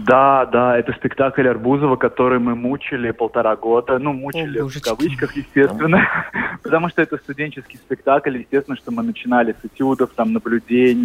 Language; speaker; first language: Russian; native; Russian